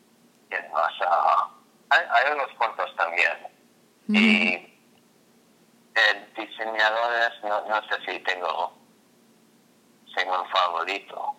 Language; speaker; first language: Spanish; non-native, fluent; English